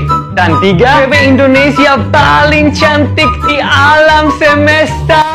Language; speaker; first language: Indonesian; non-native, fluent; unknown